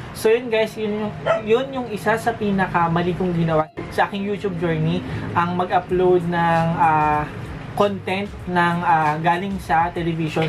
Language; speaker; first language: Filipino; native; Filipino